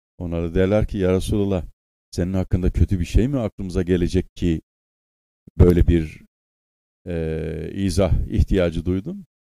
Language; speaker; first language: Turkish; native; Turkish